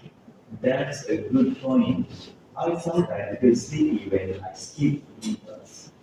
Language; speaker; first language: English; non-native, learner; Indonesian